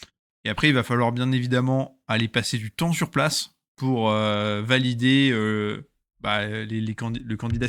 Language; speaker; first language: French; native; French